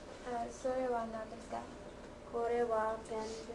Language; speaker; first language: Japanese; non-native, learner; English